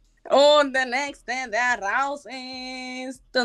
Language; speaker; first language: German; non-native, learner; Spanish